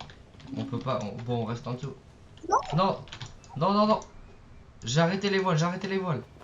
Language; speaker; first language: French; native; French